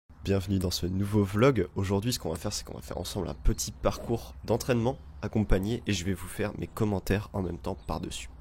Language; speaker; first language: French; native; French